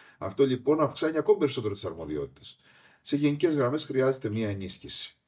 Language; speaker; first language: Greek; native; Greek